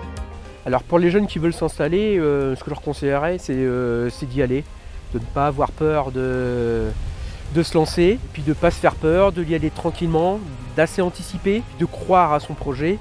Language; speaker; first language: French; native; French